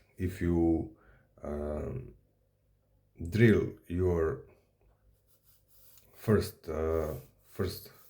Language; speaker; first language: English; non-native, learner; Serbian